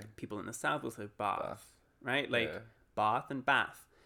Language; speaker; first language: English; early bilingual, other home language; Spanish